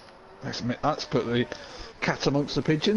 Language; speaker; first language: English; native; English